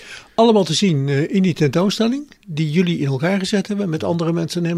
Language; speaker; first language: Dutch; native; Dutch